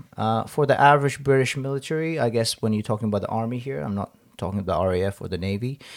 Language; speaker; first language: English; non-native, local second language; Nepali